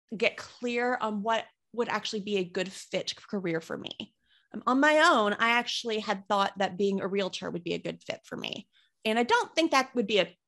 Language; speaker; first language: English; native; English